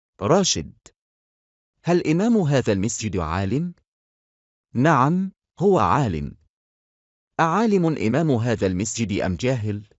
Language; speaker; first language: Arabic; non-native, fluent; Bangla